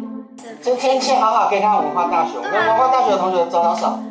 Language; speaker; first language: Chinese; native; Chinese